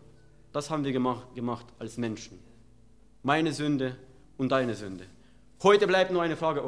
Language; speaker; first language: German; non-native, fluent; Romanian